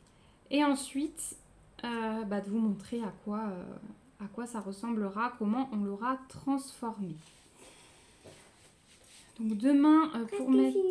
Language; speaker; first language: French; native; French